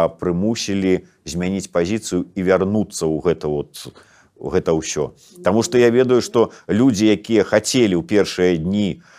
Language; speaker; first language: Belarusian; native; Belarusian